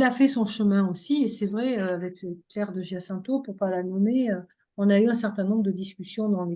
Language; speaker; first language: French; native; French